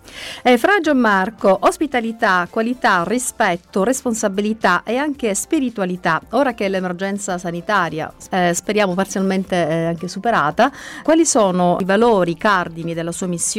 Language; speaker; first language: Italian; native; Italian